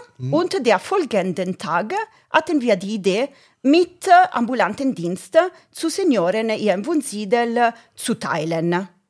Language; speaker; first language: German; non-native, fluent; Italian